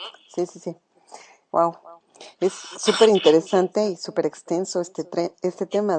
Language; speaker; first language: Spanish; native; Spanish